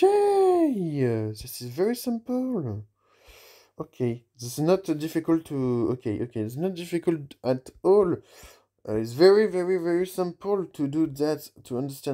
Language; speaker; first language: English; non-native, learner; French